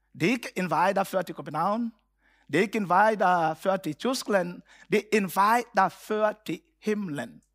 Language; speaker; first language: Danish; non-native, fluent; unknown